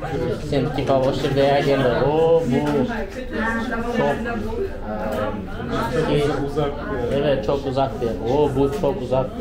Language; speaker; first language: Turkish; non-native, learner; Kazakh